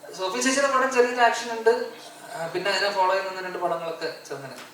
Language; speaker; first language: Malayalam; native; Malayalam